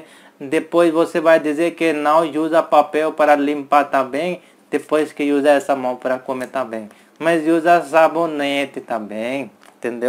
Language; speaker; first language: Portuguese; non-native, learner; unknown